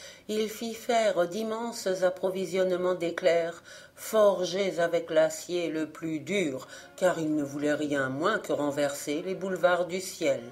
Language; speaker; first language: French; native; French